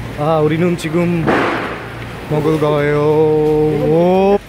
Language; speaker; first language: Korean; non-native, learner; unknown